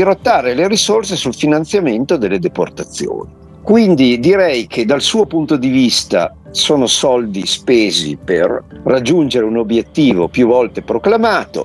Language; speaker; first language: Italian; native; Italian